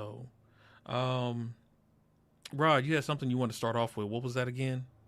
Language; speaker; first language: English; native; English